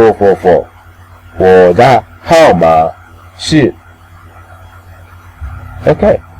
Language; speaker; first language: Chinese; non-native, fluent; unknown